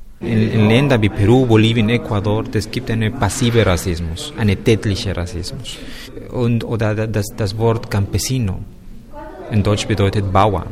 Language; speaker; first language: German; non-native, fluent; Spanish